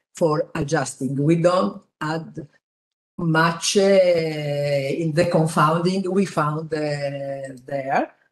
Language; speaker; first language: English; non-native, fluent; Italian